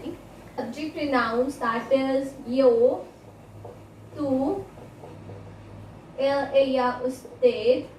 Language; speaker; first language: Spanish; non-native, fluent; Hindi